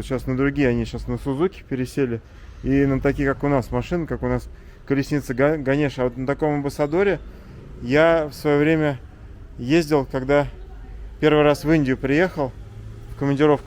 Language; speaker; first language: Russian; native; Russian